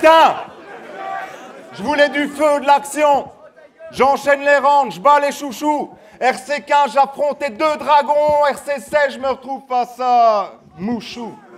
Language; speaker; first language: French; native; French